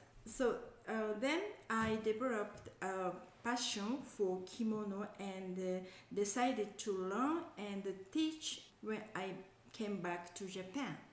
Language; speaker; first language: English; non-native, learner; Japanese